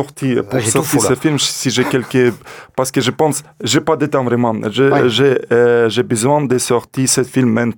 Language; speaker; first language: French; non-native, learner; Russian